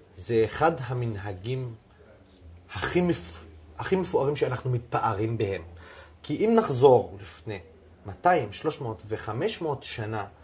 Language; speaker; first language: Hebrew; non-native, local second language; Adyghe